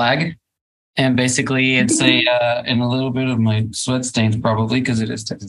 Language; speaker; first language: English; non-native, fluent; Spanish